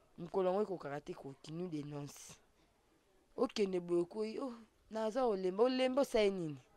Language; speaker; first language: Lingala; non-native, local second language; Swahili